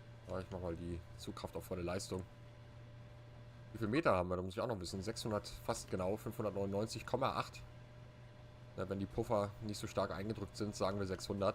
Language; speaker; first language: German; native; German